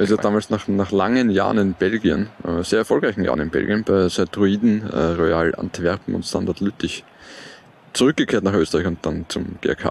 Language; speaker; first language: German; native; German